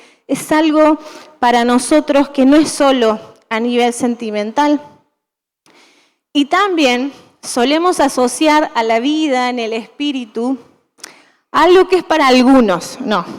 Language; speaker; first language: Spanish; native; Spanish